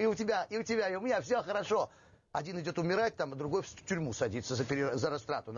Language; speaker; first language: Russian; native; Russian